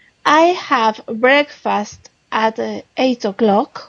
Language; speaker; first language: English; non-native, learner; Spanish